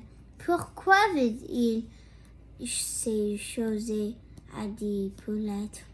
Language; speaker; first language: French; non-native, local second language; English